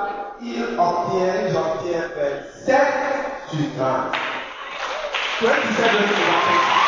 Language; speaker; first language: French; non-native, fluent; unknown